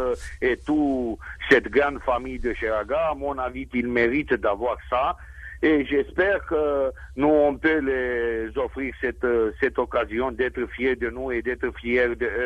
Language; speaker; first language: French; non-native, fluent; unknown